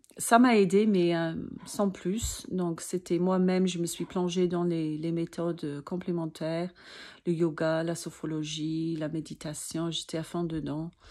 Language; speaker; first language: French; non-native, fluent; English